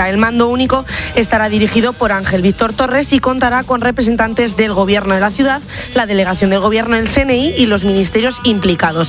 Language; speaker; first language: Spanish; native; Spanish